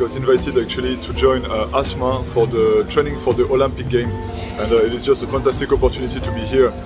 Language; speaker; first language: English; non-native, fluent; French